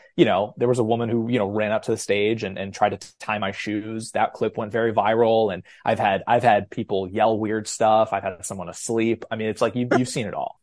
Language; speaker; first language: English; native; English